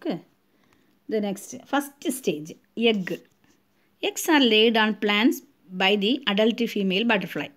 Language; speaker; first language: English; non-native, local second language; Tamil